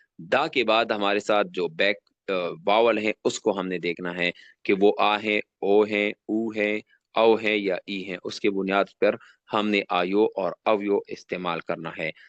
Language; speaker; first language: Urdu; non-native, local second language; Pashto